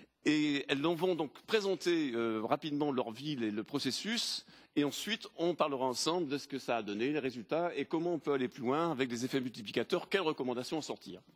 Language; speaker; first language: French; native; French